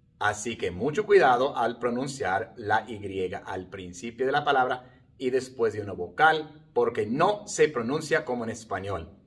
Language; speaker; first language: Spanish; non-native, fluent; English